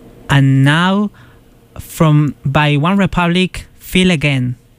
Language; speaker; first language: English; non-native, fluent; Spanish